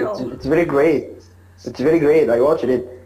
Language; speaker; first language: English; non-native, learner; Arabic